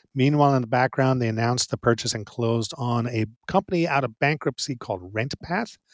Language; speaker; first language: English; native; English